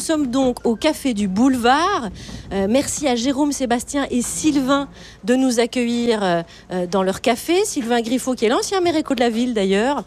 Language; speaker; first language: French; native; French